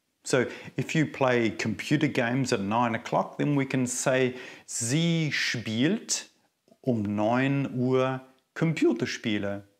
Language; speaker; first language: German; native; German